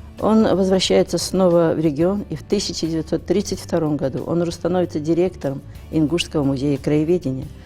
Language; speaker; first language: Russian; non-native, local second language; Ingush